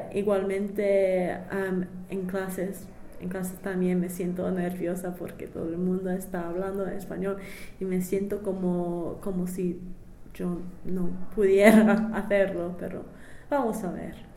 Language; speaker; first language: Spanish; non-native, fluent; English